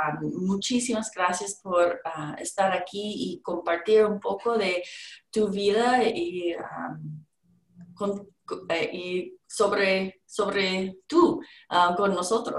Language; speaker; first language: Spanish; non-native, learner; English